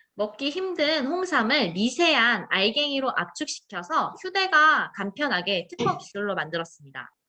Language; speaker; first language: Korean; native; Korean